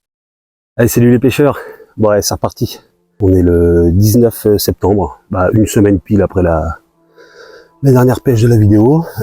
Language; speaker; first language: French; native; French